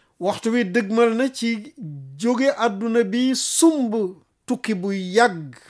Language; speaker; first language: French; non-native, local second language; Wolof